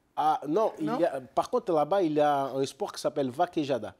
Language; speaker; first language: French; non-native, learner; Portuguese